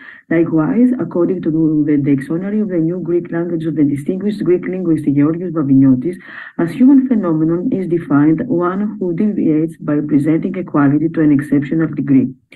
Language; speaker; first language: English; non-native, fluent; Greek